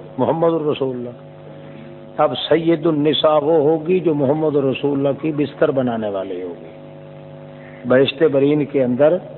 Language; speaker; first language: Urdu; non-native, local second language; Saraiki